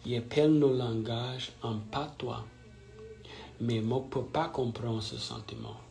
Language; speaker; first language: French; non-native, fluent; English